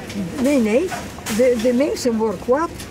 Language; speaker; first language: Dutch; non-native, learner; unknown